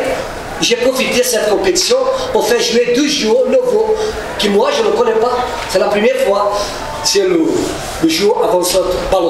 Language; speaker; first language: French; non-native, fluent; Portuguese